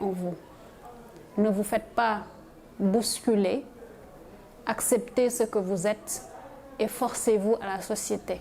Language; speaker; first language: French; non-native, local second language; Wolof